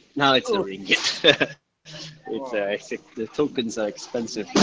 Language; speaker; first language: English; non-native, local second language; Malay